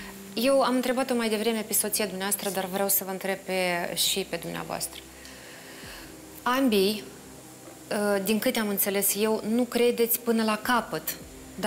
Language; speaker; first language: Romanian; native; Romanian